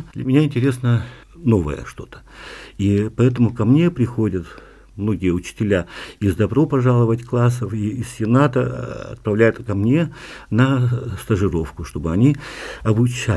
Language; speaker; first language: Russian; non-native, local second language; Yakut